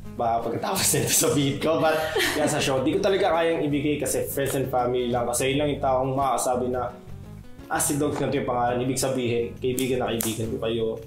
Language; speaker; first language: Filipino; native; Filipino